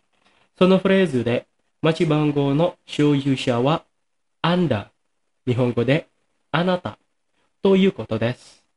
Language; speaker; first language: Japanese; non-native, fluent; Indonesian